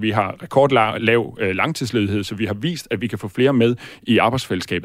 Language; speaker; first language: Danish; native; Danish